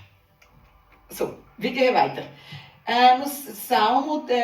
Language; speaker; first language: German; non-native, learner; Portuguese